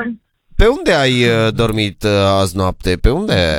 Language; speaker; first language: Romanian; native; Romanian